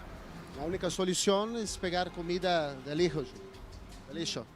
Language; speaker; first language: Spanish; non-native, learner; Portuguese